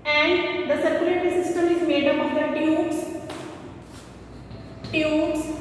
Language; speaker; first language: English; non-native, local second language; Hindi